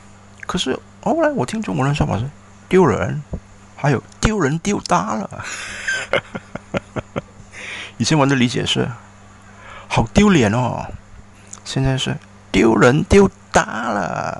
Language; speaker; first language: Chinese; early bilingual, heritage; Chinese